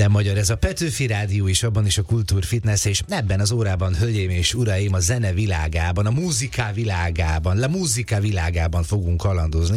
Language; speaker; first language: Hungarian; native; Hungarian